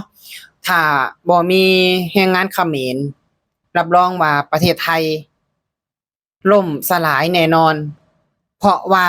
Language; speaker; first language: Thai; non-native, local second language; Lao